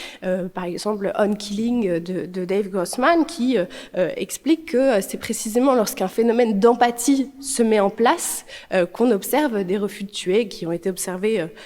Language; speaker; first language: French; native; French